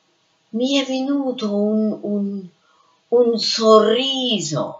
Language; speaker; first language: Italian; non-native, fluent; English